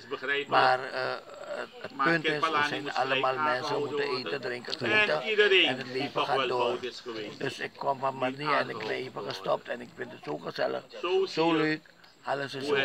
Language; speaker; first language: Dutch; non-native, local second language; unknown